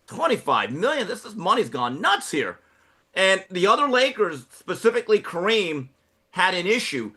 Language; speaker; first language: English; native; English